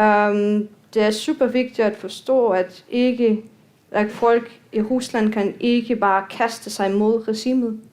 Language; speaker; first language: Danish; non-native, fluent; Russian